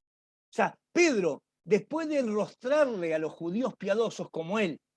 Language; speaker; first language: Spanish; native; Spanish